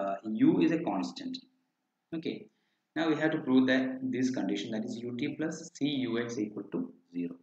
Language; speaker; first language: English; non-native, local second language; Malayalam